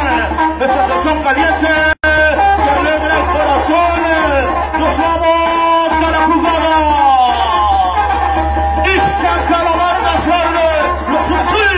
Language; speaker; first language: Spanish; native; Spanish